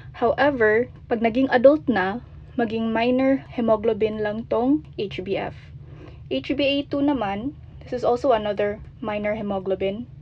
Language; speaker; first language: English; non-native, local second language; Filipino